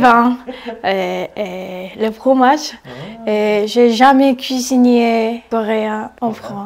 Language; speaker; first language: French; non-native, learner; Korean